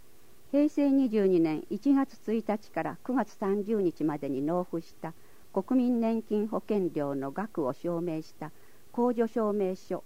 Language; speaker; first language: Japanese; native; Japanese